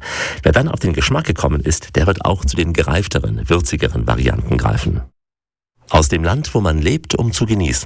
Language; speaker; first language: German; native; German